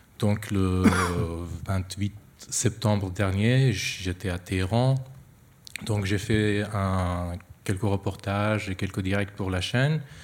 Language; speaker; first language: French; non-native, fluent; Persian